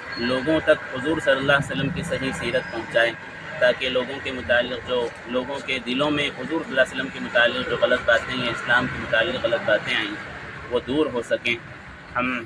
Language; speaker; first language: Urdu; native; Urdu